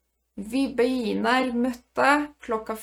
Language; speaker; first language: Norwegian; non-native, fluent; Polish